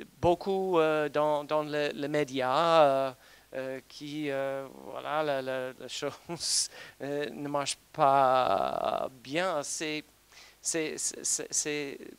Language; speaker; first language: French; non-native, fluent; English